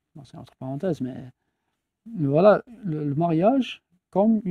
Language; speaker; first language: French; non-native, local second language; Kabyle